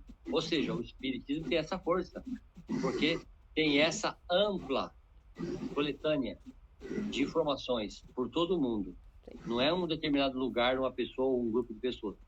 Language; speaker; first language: Portuguese; native; Portuguese